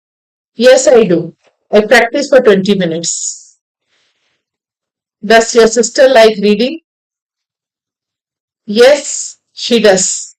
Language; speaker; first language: English; non-native, local second language; Hindi